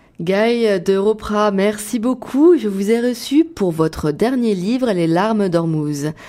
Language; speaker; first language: French; native; French